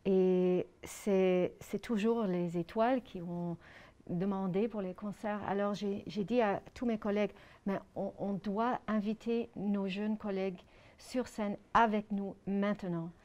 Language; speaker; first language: French; non-native, fluent; English